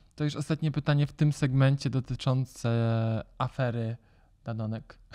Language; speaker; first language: Polish; native; Polish